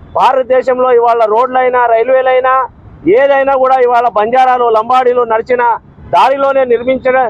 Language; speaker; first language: Telugu; non-native, local second language; Lambadi